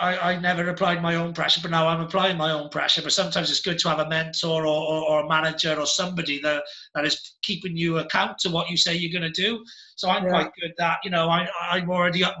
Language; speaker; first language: English; native; English